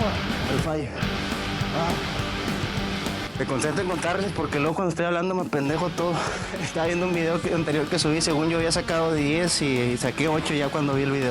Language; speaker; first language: Spanish; native; Spanish